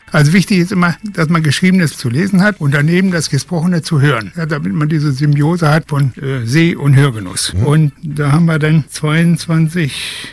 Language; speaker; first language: German; native; German